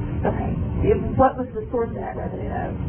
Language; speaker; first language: English; native; English